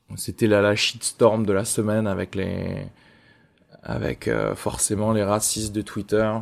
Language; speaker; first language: French; native; French